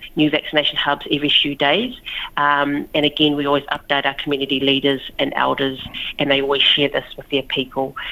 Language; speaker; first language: English; native; English